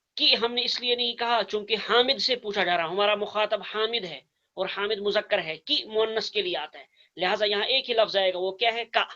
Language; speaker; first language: Urdu; non-native, local second language; Kashmiri